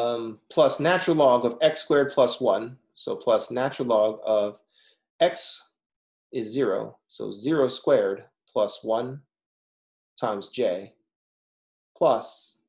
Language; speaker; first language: English; native; English